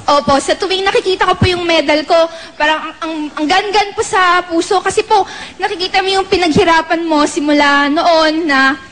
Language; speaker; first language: Filipino; non-native, local second language; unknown